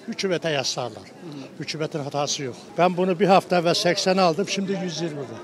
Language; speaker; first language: Turkish; native; Turkish